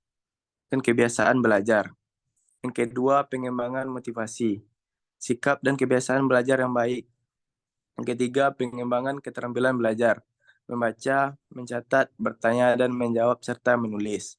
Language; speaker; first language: Indonesian; native; Indonesian